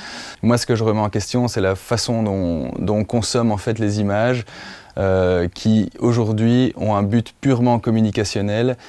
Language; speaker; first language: French; native; French